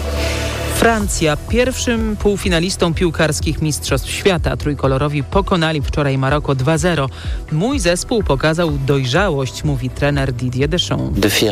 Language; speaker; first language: Polish; native; Polish